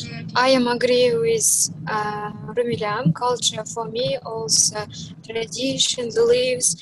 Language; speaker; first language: English; non-native, learner; Kazakh